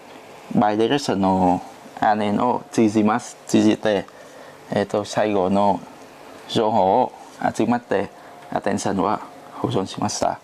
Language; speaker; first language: Japanese; non-native, learner; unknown